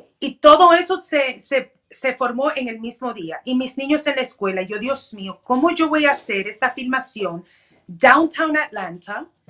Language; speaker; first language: Spanish; early bilingual, heritage; Spanish